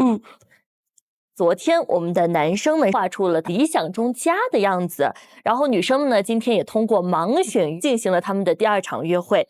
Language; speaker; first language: Chinese; native; Chinese